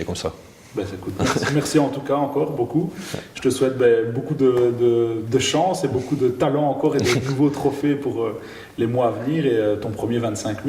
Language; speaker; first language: French; native; French